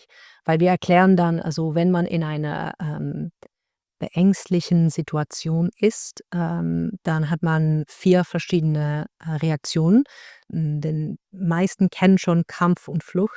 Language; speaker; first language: German; non-native, learner; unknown